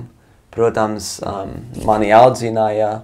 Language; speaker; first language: Latvian; non-native, fluent; English